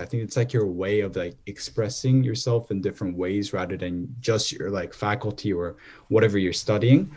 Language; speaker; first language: English; non-native, fluent; Korean